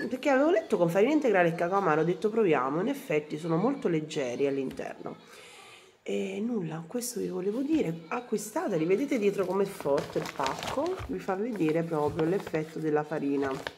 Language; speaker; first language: Italian; native; Italian